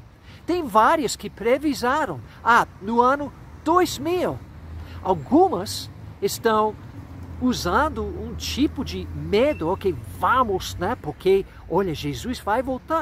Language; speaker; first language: Portuguese; non-native, fluent; English